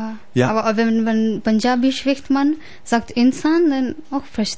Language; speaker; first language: German; non-native, learner; Punjabi